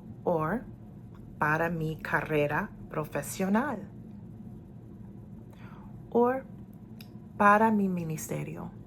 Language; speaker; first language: Spanish; non-native, fluent; English